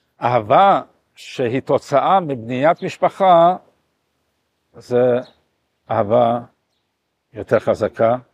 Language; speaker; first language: Hebrew; non-native, fluent; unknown